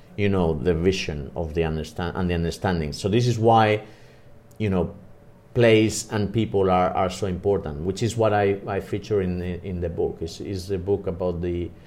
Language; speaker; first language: English; non-native, fluent; Spanish